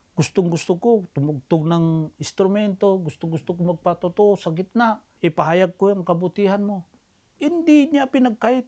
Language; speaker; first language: Filipino; non-native, local second language; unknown